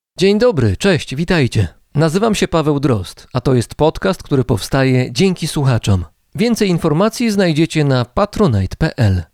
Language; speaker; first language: Polish; native; Polish